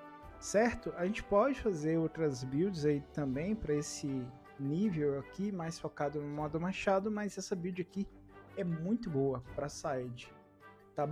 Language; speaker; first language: Portuguese; native; Portuguese